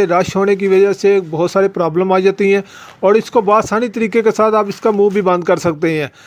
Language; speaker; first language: Hindi; non-native, local second language; Punjabi